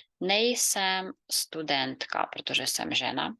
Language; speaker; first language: Czech; non-native, fluent; Ukrainian